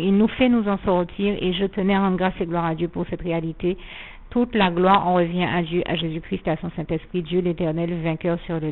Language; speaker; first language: French; native; French